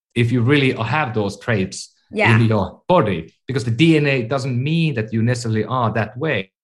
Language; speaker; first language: English; non-native, fluent; Finnish